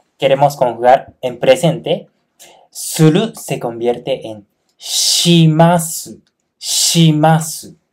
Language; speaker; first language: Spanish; non-native, fluent; Japanese